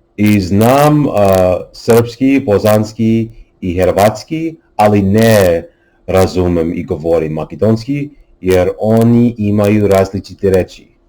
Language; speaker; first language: Serbian; early bilingual, heritage; Serbian